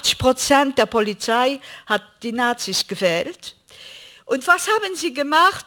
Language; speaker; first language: German; non-native, fluent; Greek